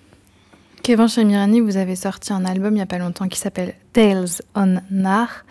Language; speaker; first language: French; native; French